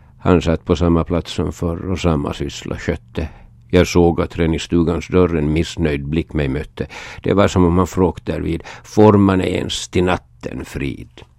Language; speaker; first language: Swedish; native; Swedish